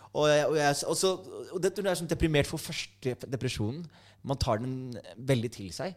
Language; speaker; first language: Norwegian; native; Norwegian